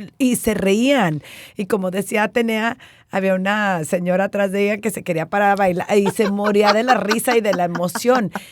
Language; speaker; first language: Spanish; early bilingual, heritage; Spanish